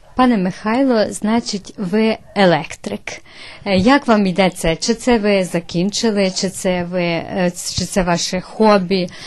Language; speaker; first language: Ukrainian; early bilingual, heritage; Ukrainian